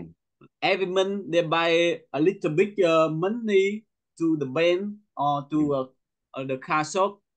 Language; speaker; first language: English; non-native, learner; Vietnamese